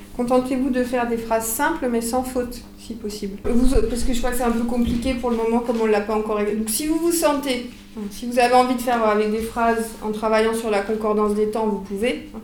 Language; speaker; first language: French; native; French